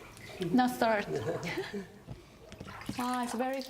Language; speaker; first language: English; non-native, learner; Korean